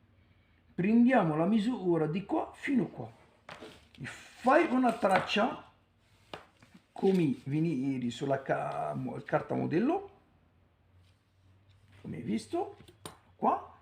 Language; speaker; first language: Italian; non-native, learner; Arabic